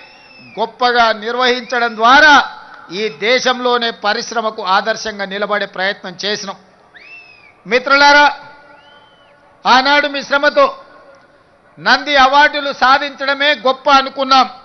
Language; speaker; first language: Telugu; native; Telugu